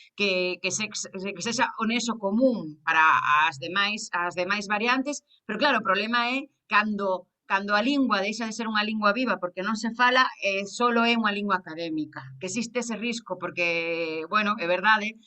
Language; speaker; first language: Galician; non-native, local second language; Spanish